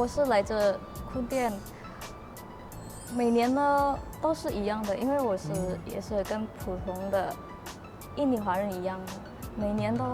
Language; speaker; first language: Chinese; non-native, fluent; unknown